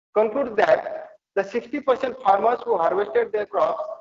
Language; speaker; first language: English; non-native, local second language; Marathi